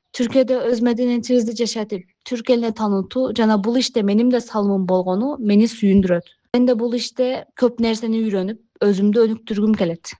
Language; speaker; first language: Kyrgyz; early bilingual, heritage; Kyrgyz